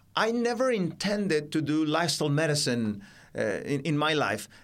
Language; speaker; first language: English; non-native, fluent; Spanish